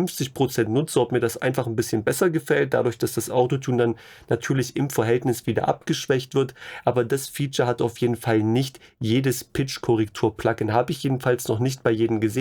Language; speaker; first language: German; native; German